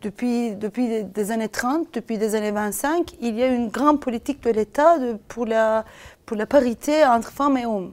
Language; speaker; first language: French; non-native, fluent; Turkish